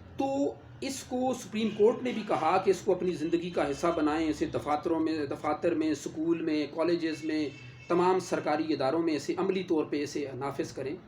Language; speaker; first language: Urdu; non-native, local second language; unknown